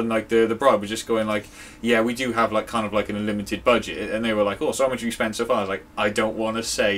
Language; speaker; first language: English; native; English